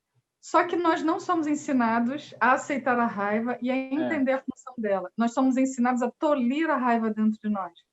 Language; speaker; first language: Portuguese; native; Portuguese